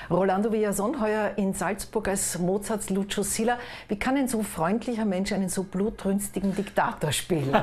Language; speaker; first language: German; native; German